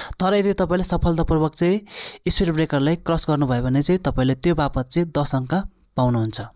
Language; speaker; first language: Nepali; non-native, local second language; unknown